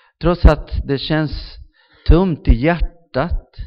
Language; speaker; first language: Swedish; non-native, fluent; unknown